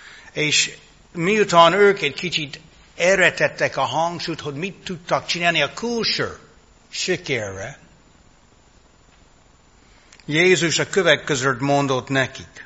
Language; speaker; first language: Hungarian; non-native, fluent; English